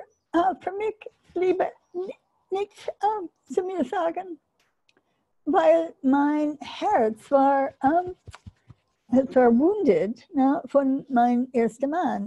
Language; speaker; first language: German; non-native, learner; English